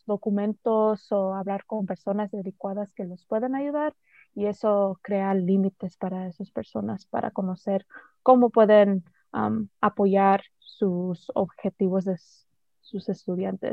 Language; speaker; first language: Spanish; early bilingual, heritage; Spanish